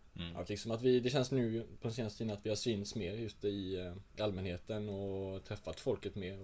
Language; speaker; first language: Swedish; native; Swedish